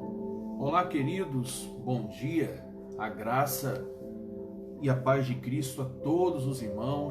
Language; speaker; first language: Portuguese; native; Portuguese